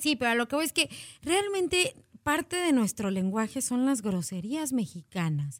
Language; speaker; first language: Spanish; native; Spanish